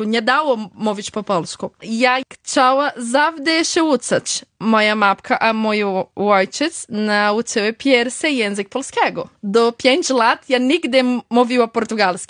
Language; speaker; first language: Polish; early bilingual, heritage; Polish